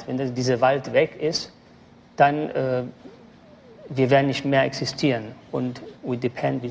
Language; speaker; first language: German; non-native, fluent; English